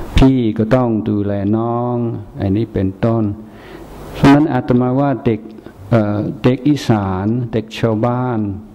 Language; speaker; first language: Thai; non-native, fluent; English